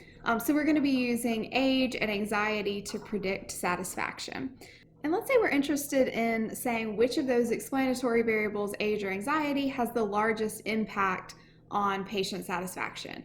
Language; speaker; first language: English; native; English